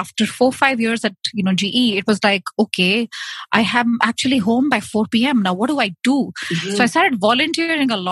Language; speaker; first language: English; non-native, local second language; Hindi